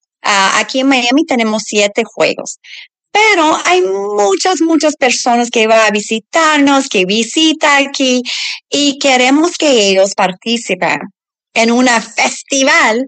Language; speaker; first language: Spanish; early bilingual, other home language; English